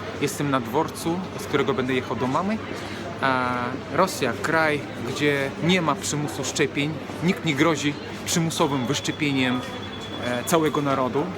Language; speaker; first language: Polish; non-native, fluent; Russian